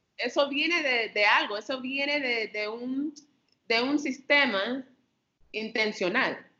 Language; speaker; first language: Spanish; early bilingual, heritage; Spanish